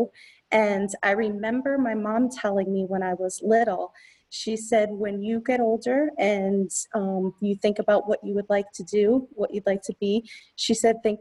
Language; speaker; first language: English; native; English